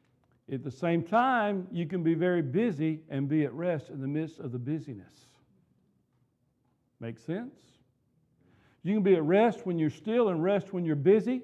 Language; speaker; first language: English; native; English